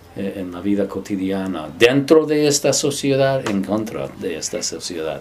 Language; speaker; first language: Spanish; non-native, fluent; English